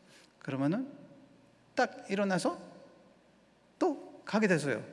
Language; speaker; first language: Korean; non-native, learner; Spanish